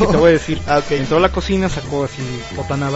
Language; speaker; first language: Spanish; native; Spanish